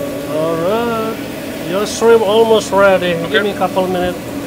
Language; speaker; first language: English; non-native, fluent; Indonesian